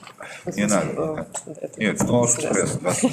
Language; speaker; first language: Russian; native; Russian